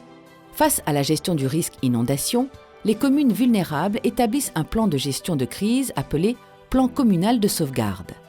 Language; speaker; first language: French; native; French